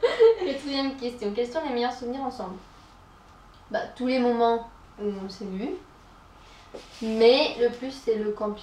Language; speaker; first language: French; native; French